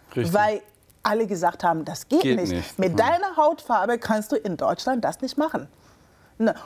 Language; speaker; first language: German; early bilingual, other home language; Akan